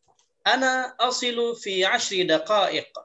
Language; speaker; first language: Arabic; non-native, fluent; Indonesian